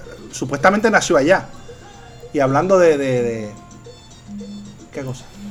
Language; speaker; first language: Spanish; early bilingual, heritage; Spanish